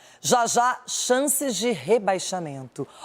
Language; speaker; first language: Portuguese; native; Portuguese